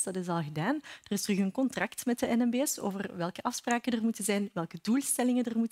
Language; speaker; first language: Dutch; native; Dutch